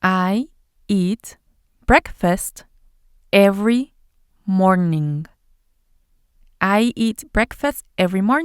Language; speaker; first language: English; non-native, fluent; Spanish